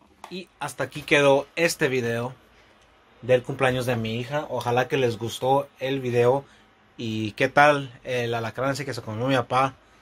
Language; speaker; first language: Spanish; early bilingual, heritage; Spanish